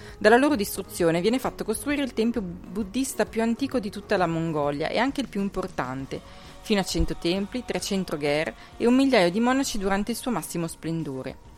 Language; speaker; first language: Italian; native; Italian